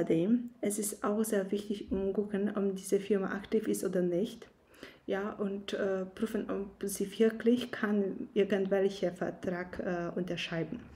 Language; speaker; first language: German; non-native, fluent; Polish